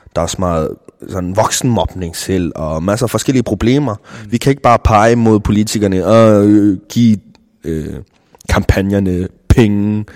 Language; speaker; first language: Danish; non-native, local second language; Kalaallisut